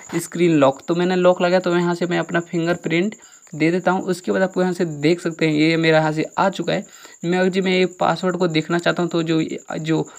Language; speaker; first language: Hindi; native; Hindi